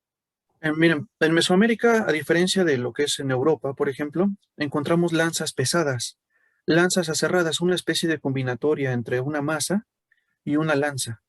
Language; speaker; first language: Spanish; native; Spanish